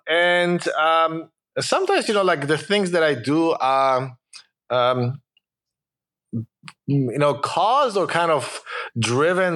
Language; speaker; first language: English; non-native, fluent; Polish